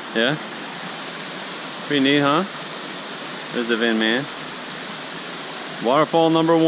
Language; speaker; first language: English; native; English